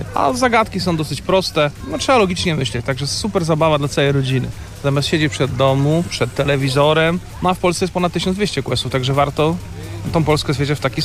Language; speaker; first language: Polish; native; Polish